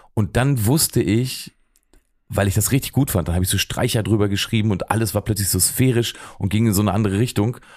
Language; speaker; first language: German; native; German